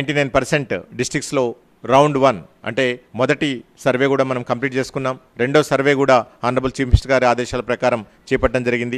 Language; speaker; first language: Telugu; native; Telugu